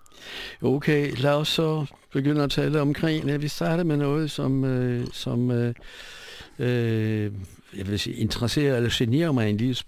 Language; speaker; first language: Danish; non-native, fluent; Polish